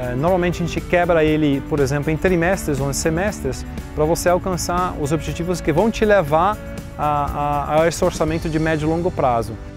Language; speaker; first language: Portuguese; non-native, fluent; Dutch